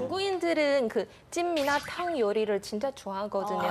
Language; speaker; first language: Korean; non-native, fluent; Chinese